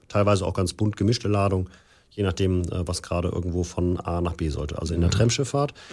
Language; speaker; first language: German; native; German